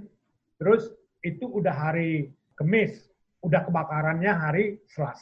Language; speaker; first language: Indonesian; native; Indonesian